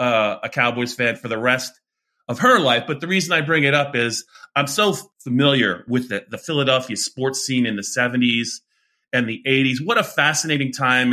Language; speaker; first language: English; native; English